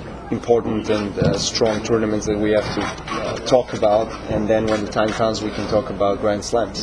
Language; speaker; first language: English; non-native, fluent; Serbian